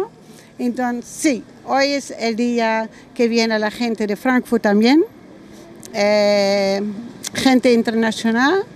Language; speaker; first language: Spanish; non-native, learner; German